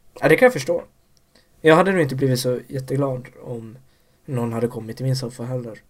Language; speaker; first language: Swedish; native; Swedish